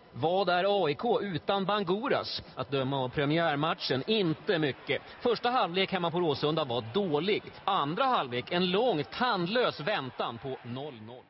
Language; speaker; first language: Swedish; native; Swedish